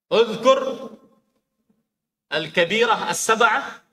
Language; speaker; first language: Arabic; non-native, fluent; Indonesian